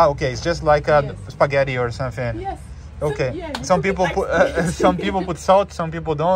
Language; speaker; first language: English; non-native, learner; Portuguese